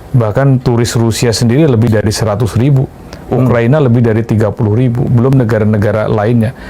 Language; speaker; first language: Indonesian; native; Indonesian